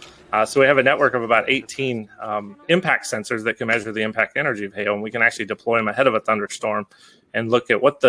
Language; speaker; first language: English; native; English